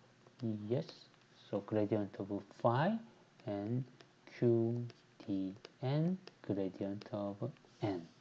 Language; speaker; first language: English; non-native, fluent; Korean